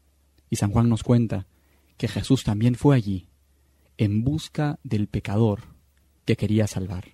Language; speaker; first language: Spanish; native; Spanish